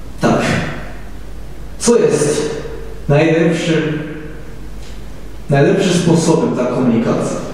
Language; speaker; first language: Polish; non-native, learner; Japanese